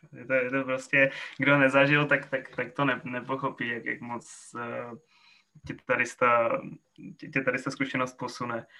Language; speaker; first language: Czech; native; Czech